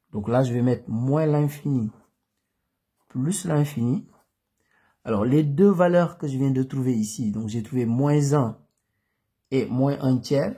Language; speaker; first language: French; native; French